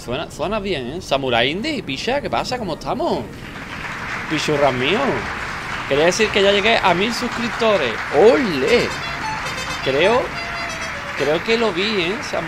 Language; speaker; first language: Spanish; native; Spanish